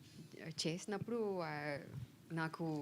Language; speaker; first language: Telugu; non-native, fluent; Tamil